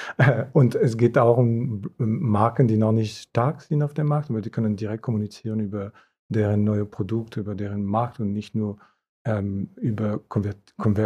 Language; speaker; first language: German; non-native, fluent; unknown